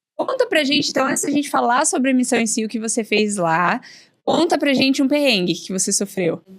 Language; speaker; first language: Portuguese; native; Portuguese